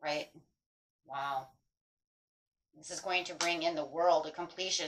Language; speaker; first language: English; native; English